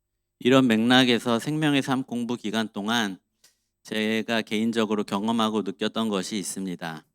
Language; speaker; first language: Korean; native; Korean